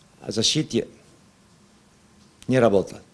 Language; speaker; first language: Russian; non-native, learner; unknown